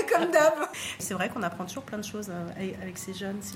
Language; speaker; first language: French; native; French